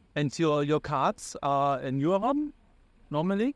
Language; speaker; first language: English; non-native, fluent; German